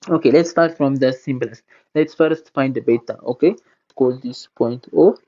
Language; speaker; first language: English; non-native, local second language; Amharic